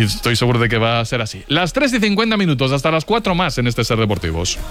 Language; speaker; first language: Spanish; native; Spanish